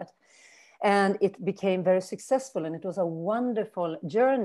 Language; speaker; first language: English; non-native, fluent; Swedish